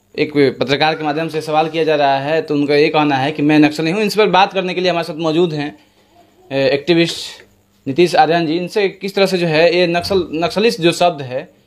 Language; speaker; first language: Hindi; native; Hindi